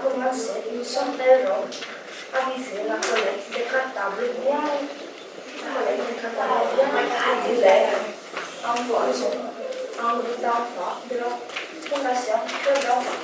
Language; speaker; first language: French; non-native, learner; Romanian